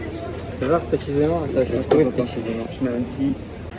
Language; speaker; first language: French; native; French